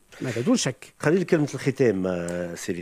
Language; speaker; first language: Arabic; native; Arabic